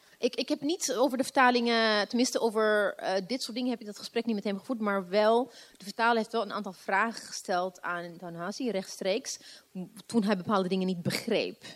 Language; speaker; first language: Dutch; non-native, fluent; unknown